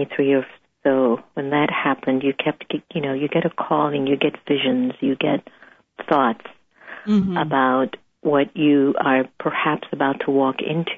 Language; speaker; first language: English; native; English